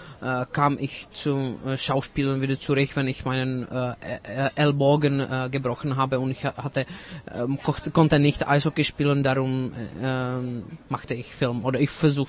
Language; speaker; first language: German; non-native, fluent; Czech